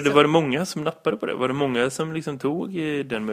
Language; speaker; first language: Swedish; native; Swedish